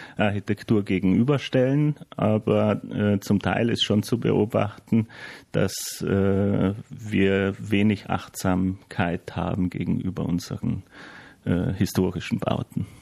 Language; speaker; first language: German; native; German